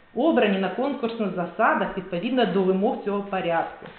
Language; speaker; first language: Ukrainian; non-native, local second language; Russian